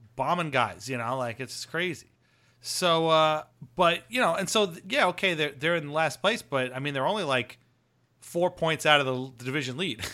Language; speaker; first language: English; native; English